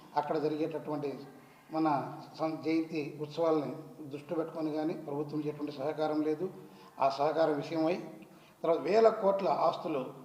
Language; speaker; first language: Telugu; non-native, local second language; Lambadi